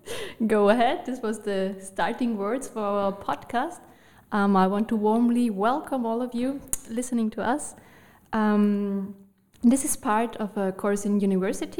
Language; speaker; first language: English; non-native, fluent; German